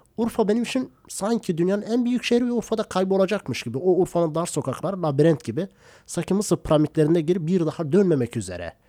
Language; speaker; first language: Turkish; non-native, local second language; Kurdish